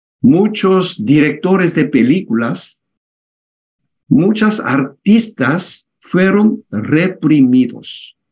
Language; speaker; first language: Spanish; non-native, fluent; Korean